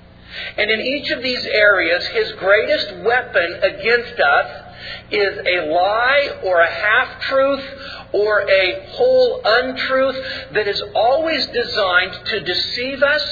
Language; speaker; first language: English; native; English